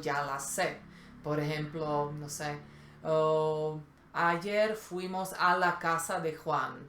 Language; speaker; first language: Spanish; non-native, fluent; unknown